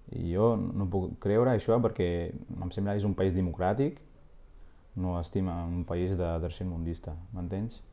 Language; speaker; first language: Catalan; non-native, fluent; Arabic